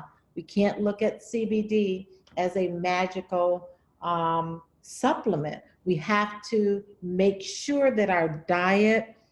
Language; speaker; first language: English; native; English